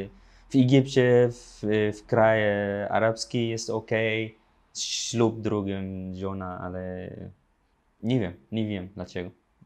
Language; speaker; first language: Polish; non-native, learner; Arabic